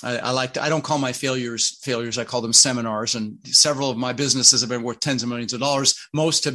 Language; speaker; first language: English; early bilingual, other home language; Dutch